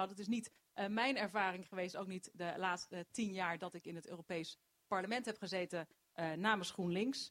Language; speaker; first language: Dutch; native; Dutch